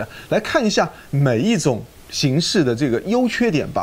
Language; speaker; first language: Chinese; native; Chinese